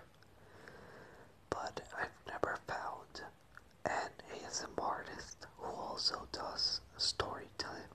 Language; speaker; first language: English; non-native, fluent; Spanish